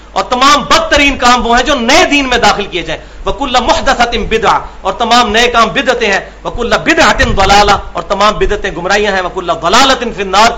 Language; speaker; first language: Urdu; non-native, local second language; Punjabi